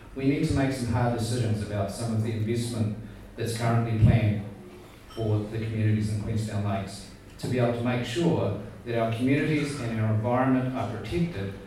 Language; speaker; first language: English; native; English